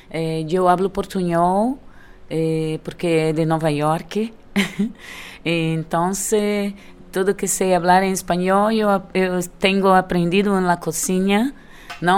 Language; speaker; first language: Spanish; non-native, learner; Portuguese